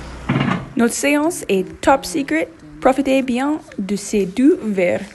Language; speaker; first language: French; non-native, learner; English